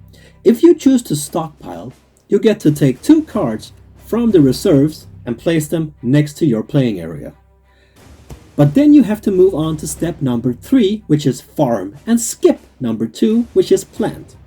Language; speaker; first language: English; non-native, fluent; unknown